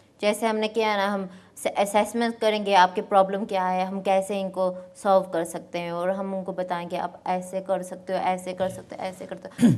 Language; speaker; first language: Urdu; early bilingual, heritage; Urdu